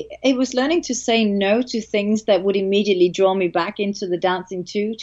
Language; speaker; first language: English; non-native, fluent; Danish